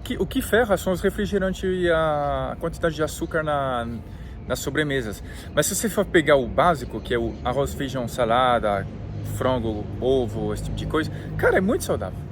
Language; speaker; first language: Portuguese; non-native, fluent; French